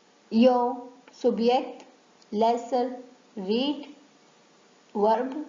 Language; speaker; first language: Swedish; non-native, learner; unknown